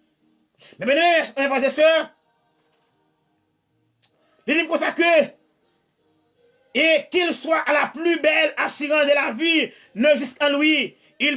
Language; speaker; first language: French; non-native, learner; Haitian Creole